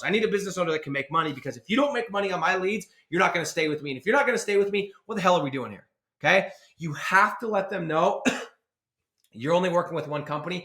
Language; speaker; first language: English; native; English